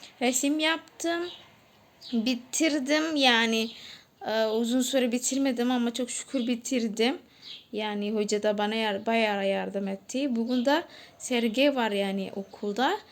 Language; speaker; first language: Turkish; non-native, fluent; Indonesian